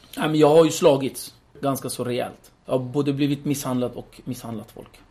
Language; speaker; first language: Swedish; early bilingual, other home language; Kurdish